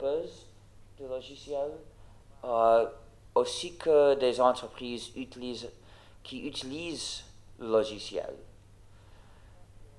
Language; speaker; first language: French; non-native, fluent; English